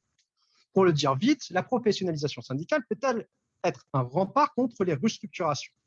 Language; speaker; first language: French; native; French